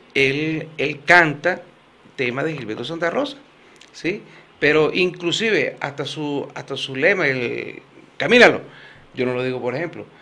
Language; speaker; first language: Spanish; native; Spanish